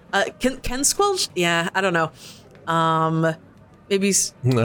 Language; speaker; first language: English; native; English